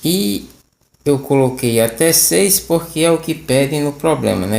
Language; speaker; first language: Portuguese; native; Portuguese